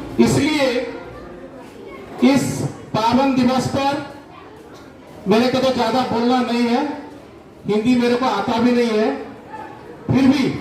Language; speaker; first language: Hindi; non-native, local second language; Odia